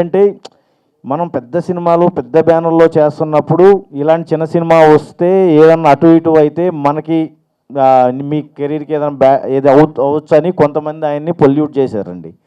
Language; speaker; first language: Telugu; native; Telugu